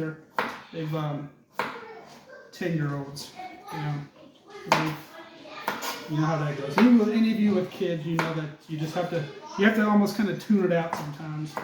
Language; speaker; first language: English; native; English